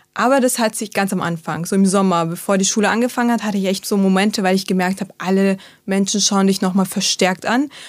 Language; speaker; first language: German; early bilingual, other home language; Turkish